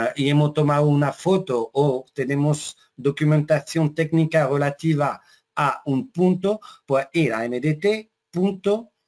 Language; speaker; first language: Spanish; non-native, fluent; French